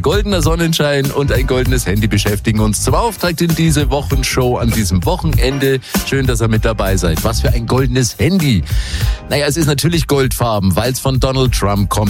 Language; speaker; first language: German; native; German